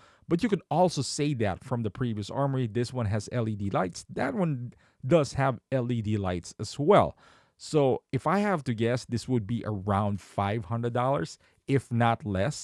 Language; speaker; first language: English; native; English